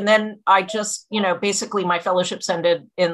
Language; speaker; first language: English; native; English